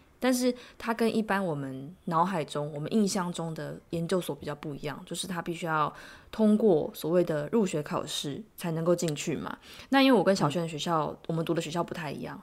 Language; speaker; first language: Chinese; native; Chinese